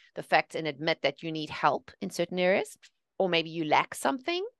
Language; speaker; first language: English; native; English